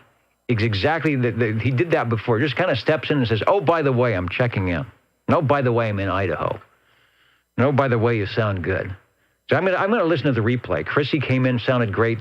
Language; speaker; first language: English; native; English